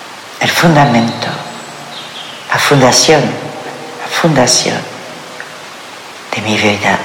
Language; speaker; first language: Spanish; non-native, fluent; French